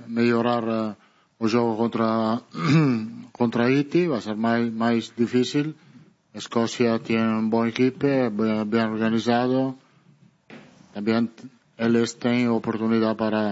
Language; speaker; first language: Portuguese; non-native, learner; Italian